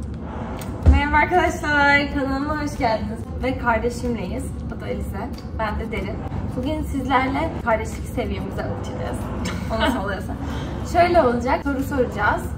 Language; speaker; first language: Turkish; early bilingual, heritage; Turkish